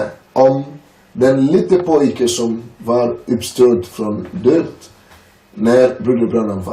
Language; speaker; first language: Swedish; non-native, learner; French